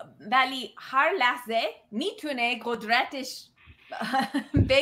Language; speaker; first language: Persian; non-native, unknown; English